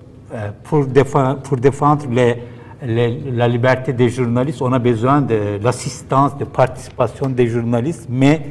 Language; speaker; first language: French; non-native, fluent; Turkish